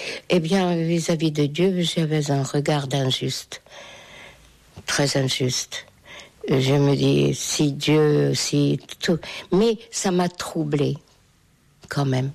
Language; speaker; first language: French; non-native, fluent; Hungarian